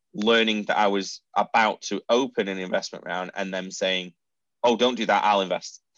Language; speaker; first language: English; native; English